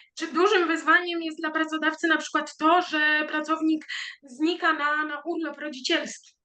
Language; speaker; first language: Polish; native; Polish